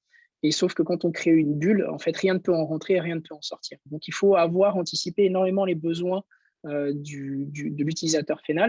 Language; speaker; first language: French; native; French